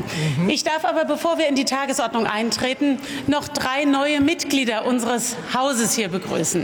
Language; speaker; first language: German; native; German